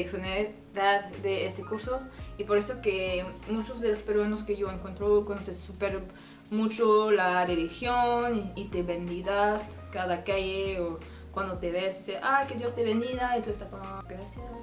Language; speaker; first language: Spanish; non-native, learner; French